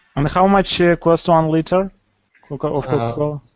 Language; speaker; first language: English; non-native, learner; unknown